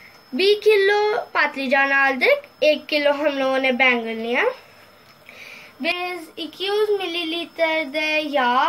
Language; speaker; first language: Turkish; non-native, learner; Urdu